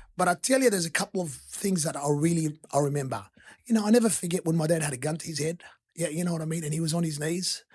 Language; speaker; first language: English; early bilingual, other home language; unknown